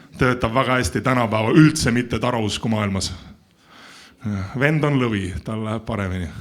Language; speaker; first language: Estonian; non-native, local second language; Russian